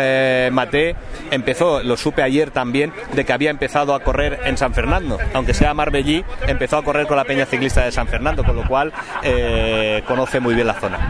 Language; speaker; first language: Spanish; native; Spanish